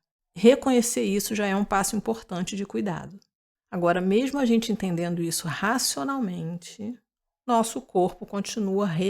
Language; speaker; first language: Portuguese; native; Portuguese